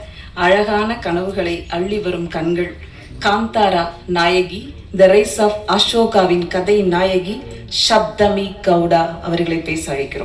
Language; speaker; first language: Tamil; native; Tamil